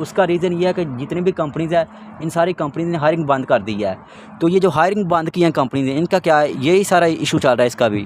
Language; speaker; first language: Urdu; non-native, local second language; Punjabi